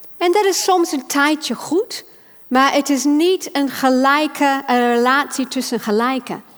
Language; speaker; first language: Dutch; non-native, fluent; English